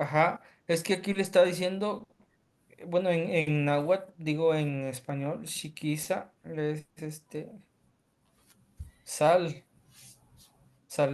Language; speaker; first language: Spanish; native; Spanish